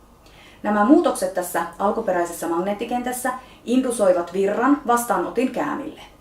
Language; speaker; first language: Finnish; native; Finnish